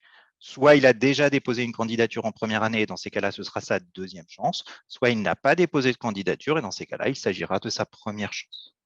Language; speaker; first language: French; native; French